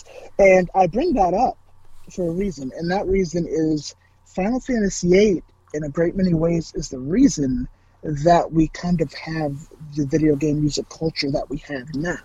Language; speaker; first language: English; native; English